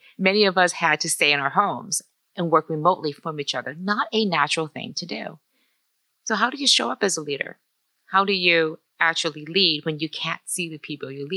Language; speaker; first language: English; early bilingual, other home language; Chinese